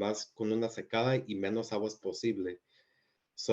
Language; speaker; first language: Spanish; early bilingual, heritage; Spanish